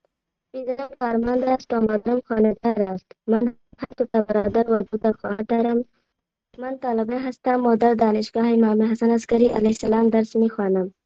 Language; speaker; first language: Persian; non-native, learner; Urdu